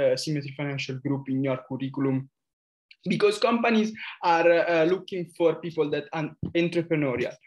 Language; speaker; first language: English; non-native, fluent; Italian